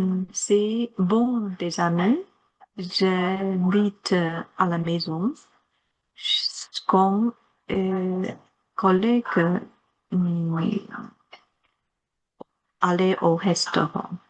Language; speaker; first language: French; non-native, learner; Chinese